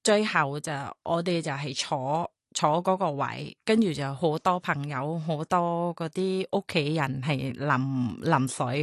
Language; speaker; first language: Cantonese; non-native, learner; Thai